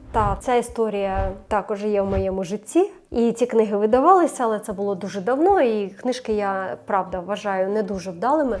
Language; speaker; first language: Ukrainian; non-native, local second language; Russian